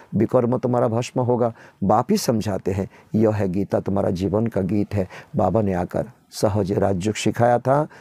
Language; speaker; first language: Hindi; non-native, local second language; Bangla